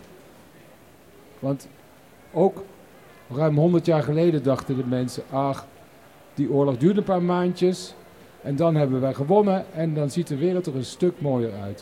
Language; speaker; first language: Dutch; native; Dutch